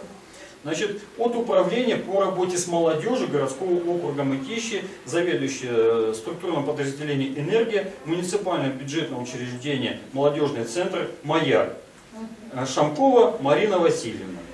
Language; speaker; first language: Russian; native; Russian